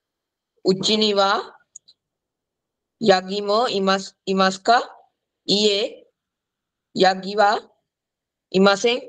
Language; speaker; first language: Japanese; non-native, learner; Sinhala